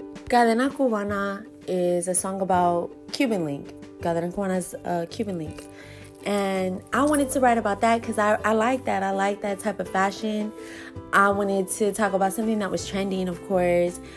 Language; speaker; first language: English; early bilingual, other home language; Spanish